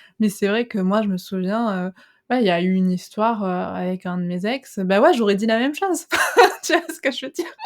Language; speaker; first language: French; native; French